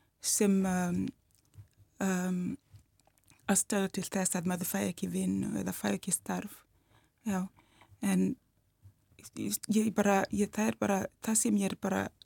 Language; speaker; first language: Icelandic; non-native, learner; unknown